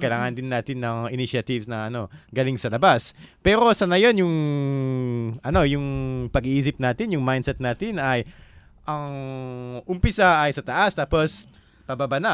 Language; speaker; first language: Filipino; non-native, fluent; French